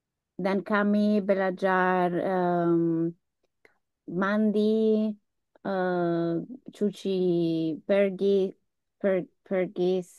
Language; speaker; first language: Indonesian; non-native, learner; English